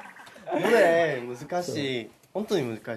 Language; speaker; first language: Japanese; non-native, learner; Korean